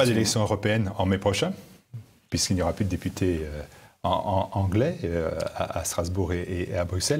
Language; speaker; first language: French; native; French